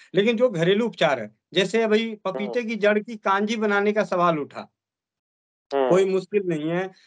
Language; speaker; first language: Hindi; native; Hindi